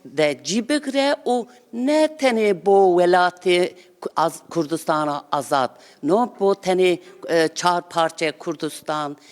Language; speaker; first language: Kurdish; non-native, local second language; Zaza